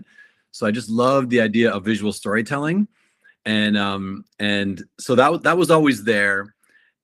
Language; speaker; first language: English; native; English